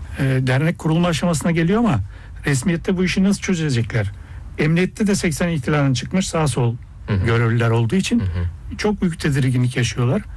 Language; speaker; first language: Turkish; early bilingual, heritage; Turkish